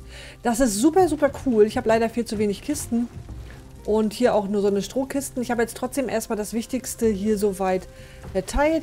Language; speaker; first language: German; native; German